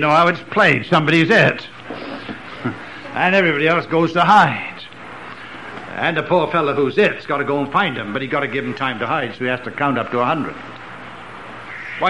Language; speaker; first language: English; native; English